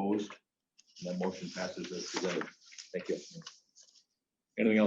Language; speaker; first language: English; native; English